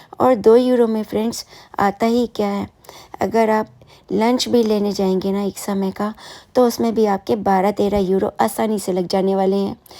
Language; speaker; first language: Hindi; native; Hindi